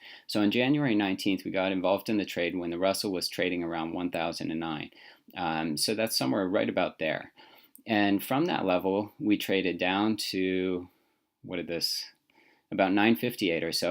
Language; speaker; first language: English; native; English